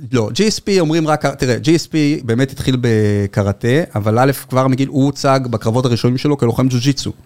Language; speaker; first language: Hebrew; native; Hebrew